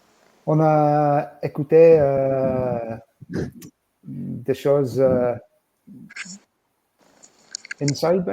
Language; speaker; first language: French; non-native, learner; English